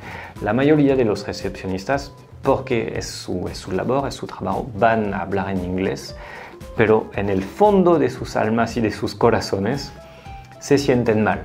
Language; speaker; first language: Spanish; non-native, fluent; French